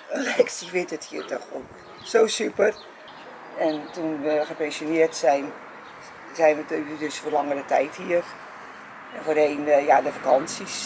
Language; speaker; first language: Dutch; native; Dutch